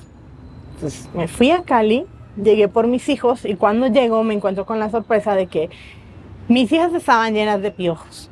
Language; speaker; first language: Spanish; native; Spanish